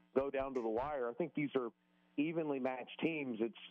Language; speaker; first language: English; native; English